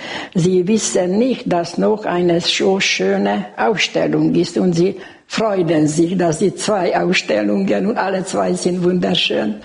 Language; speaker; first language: German; non-native, local second language; Hungarian